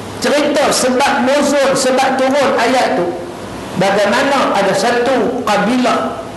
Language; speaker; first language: Malay; native; Malay